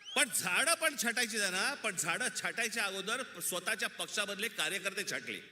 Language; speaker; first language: Marathi; native; Marathi